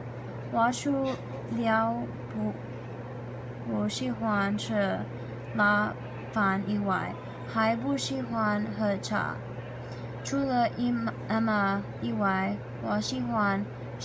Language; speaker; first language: Chinese; non-native, learner; English